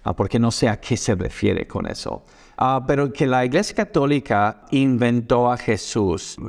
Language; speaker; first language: Spanish; non-native, fluent; English